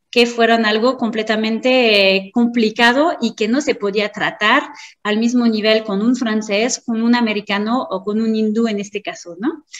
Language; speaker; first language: Spanish; non-native, fluent; French